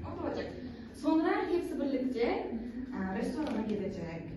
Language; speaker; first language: Turkish; non-native, learner; Uzbek